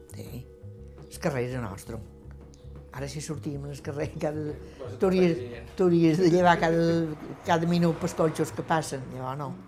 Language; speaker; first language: Catalan; native; Catalan